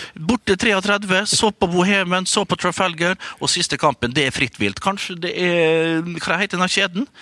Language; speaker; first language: Norwegian; native; Norwegian